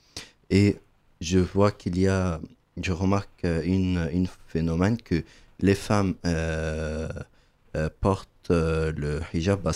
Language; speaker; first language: French; non-native, learner; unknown